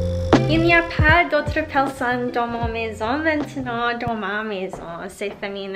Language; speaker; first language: French; non-native, local second language; English